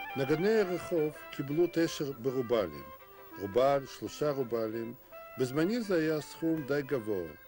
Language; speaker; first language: Hebrew; non-native, fluent; Russian